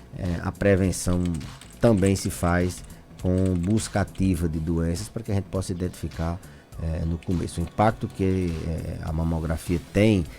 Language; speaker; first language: Portuguese; native; Portuguese